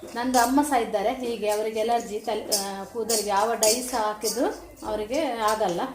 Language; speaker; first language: Kannada; non-native, local second language; Tulu